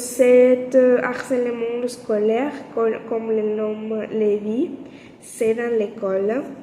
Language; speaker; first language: French; non-native, learner; Spanish